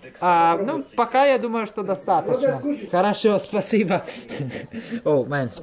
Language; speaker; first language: Russian; non-native, fluent; Italian